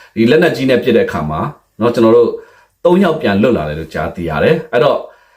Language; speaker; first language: Burmese; native; Burmese